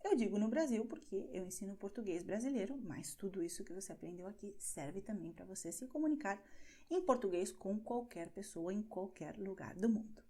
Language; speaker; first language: Portuguese; non-native, fluent; Spanish